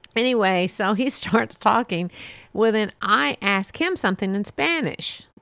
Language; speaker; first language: English; early bilingual, other home language; Spanish